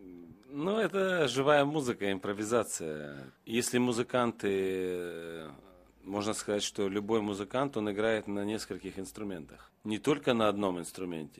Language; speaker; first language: Russian; non-native, local second language; Romanian